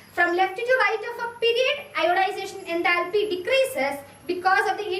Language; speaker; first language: English; non-native, local second language; Malayalam